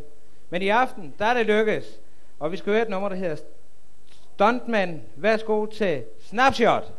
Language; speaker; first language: Danish; native; Danish